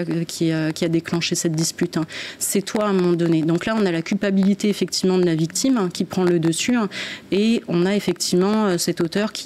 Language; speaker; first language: French; native; French